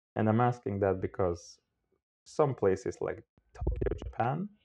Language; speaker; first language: English; non-native, fluent; Romanian